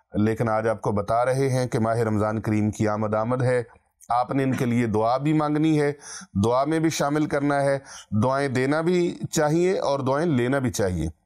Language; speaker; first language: Urdu; non-native, local second language; Punjabi